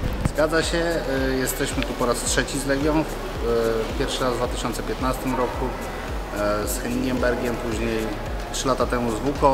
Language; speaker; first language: Polish; native; Polish